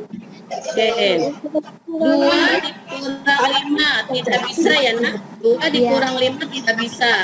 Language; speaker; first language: Indonesian; native; Indonesian